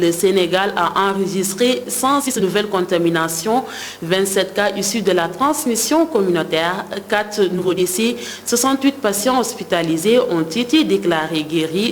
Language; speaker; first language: French; non-native, local second language; Wolof